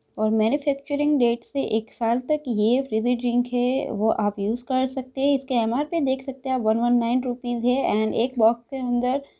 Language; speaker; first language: Hindi; non-native, local second language; Gujarati